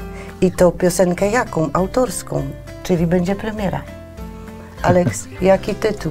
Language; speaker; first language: Polish; native; Polish